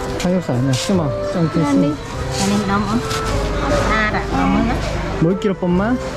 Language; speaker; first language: Korean; native; Korean